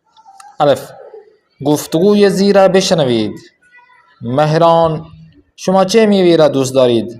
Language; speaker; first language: Persian; non-native, fluent; Urdu